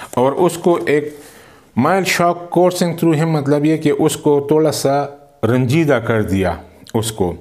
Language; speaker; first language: Urdu; non-native, local second language; Pashto